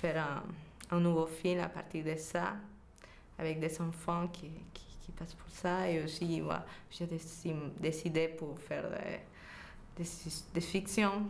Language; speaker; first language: French; non-native, fluent; Spanish